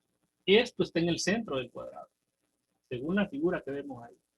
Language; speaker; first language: Spanish; native; Spanish